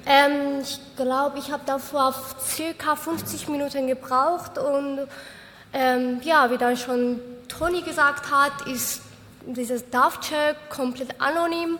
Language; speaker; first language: German; non-native, fluent; Georgian